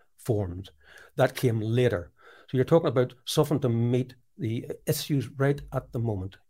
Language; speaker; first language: English; native; English